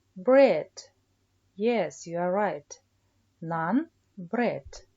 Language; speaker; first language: English; non-native, fluent; Kazakh